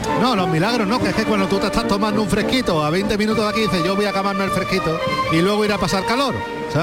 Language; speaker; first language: Spanish; native; Spanish